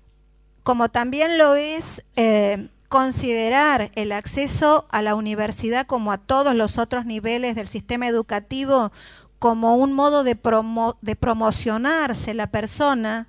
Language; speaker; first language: Spanish; native; Spanish